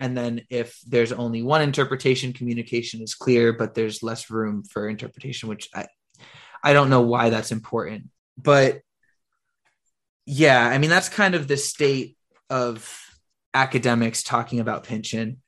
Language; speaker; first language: English; native; English